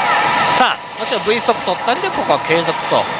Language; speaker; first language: Japanese; native; Japanese